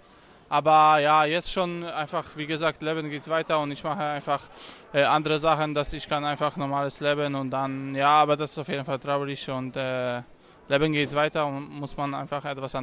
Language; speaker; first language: German; non-native, learner; Polish